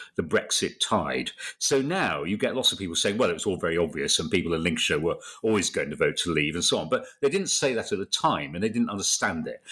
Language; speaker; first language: English; native; English